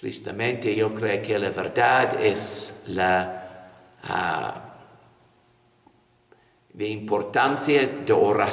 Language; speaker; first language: Spanish; non-native, fluent; English